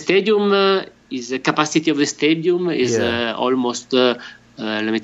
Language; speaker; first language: English; non-native, learner; Italian